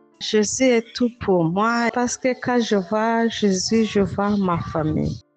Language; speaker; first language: French; non-native, local second language; Swahili